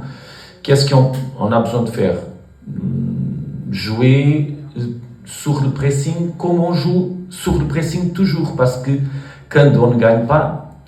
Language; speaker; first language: French; non-native, learner; Portuguese